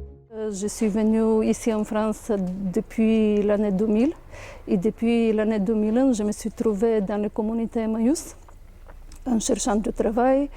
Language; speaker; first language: French; non-native, fluent; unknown